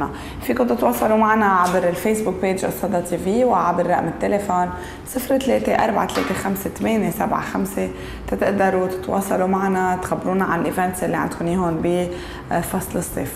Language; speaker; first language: Arabic; native; Arabic